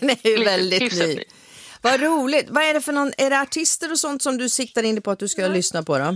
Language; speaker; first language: Swedish; native; Swedish